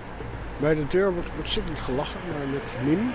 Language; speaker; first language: Dutch; native; Dutch